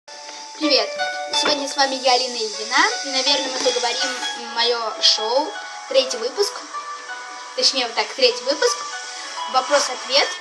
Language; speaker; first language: Russian; native; Russian